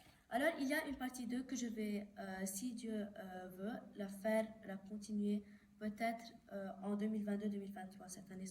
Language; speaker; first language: French; non-native, local second language; Arabic